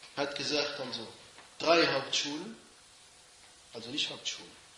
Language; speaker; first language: German; non-native, fluent; Arabic